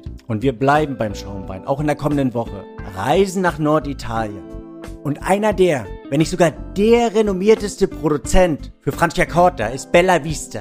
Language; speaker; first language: German; native; German